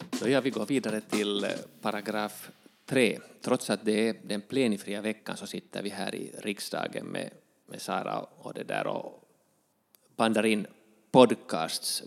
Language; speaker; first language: Swedish; native; Swedish